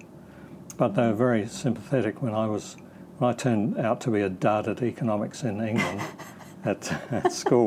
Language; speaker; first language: English; native; English